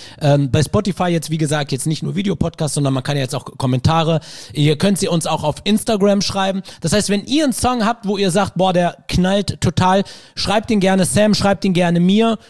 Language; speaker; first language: German; early bilingual, other home language; Arabic